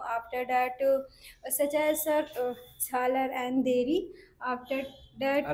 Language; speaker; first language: English; non-native, learner; Hindi